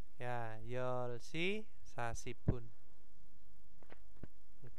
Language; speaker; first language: Korean; non-native, fluent; Indonesian